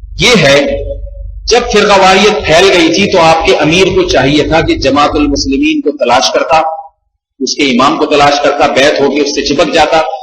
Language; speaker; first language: Urdu; native; Urdu